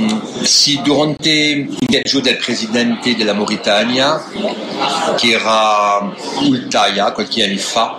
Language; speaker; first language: Italian; non-native, fluent; French